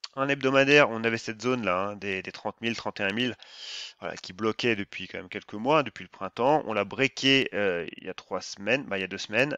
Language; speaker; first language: French; native; French